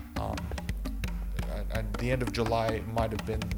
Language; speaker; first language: English; native; English